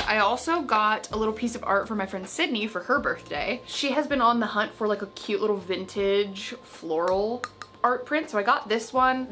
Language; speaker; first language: English; native; English